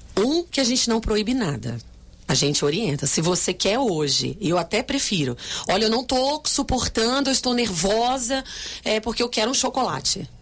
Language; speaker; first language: Portuguese; native; Portuguese